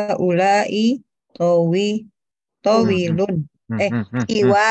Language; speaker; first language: Arabic; non-native, learner; Indonesian